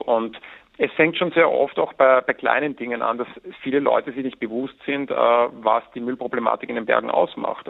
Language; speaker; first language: German; native; German